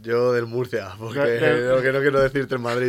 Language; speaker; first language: Spanish; native; Spanish